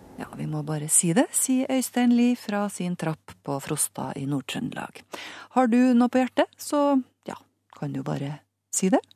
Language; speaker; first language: Norwegian; native; Norwegian